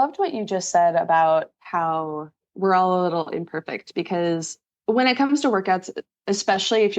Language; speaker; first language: English; native; English